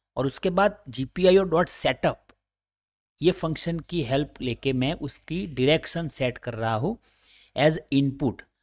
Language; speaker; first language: Hindi; native; Hindi